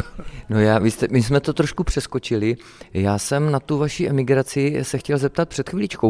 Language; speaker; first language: Czech; native; Czech